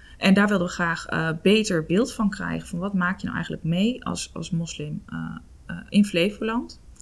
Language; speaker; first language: Dutch; native; Dutch